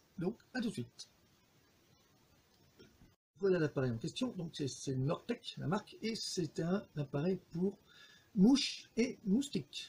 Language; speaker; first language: French; native; French